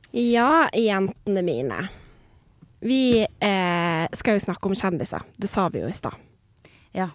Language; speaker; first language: Norwegian; native; Norwegian